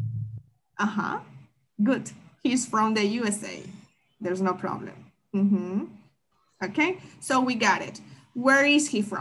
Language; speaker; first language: English; non-native, fluent; Spanish